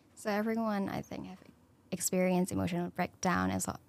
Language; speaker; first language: English; non-native, local second language; Cantonese